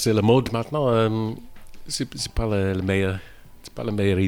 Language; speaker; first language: French; non-native, learner; English